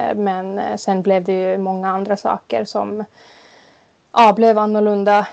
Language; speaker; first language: Swedish; non-native, local second language; Finnish